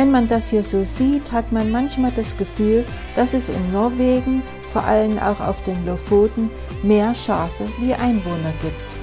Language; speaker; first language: German; native; German